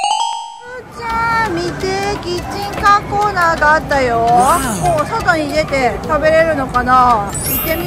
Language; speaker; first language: Japanese; native; Japanese